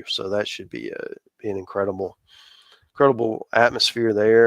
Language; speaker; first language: English; native; English